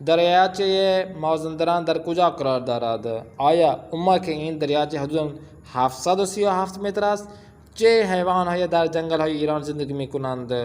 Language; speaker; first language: Persian; non-native, fluent; Urdu